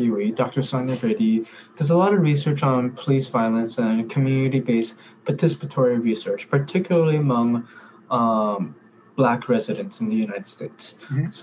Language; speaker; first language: English; early bilingual, other home language; Korean